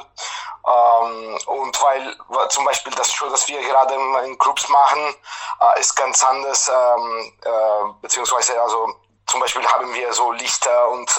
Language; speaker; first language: German; non-native, fluent; Italian